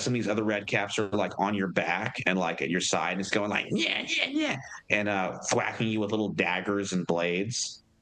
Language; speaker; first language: English; native; English